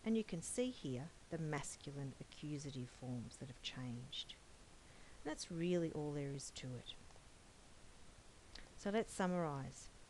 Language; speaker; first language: English; native; English